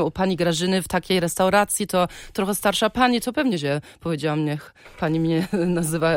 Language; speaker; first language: Polish; early bilingual, heritage; Polish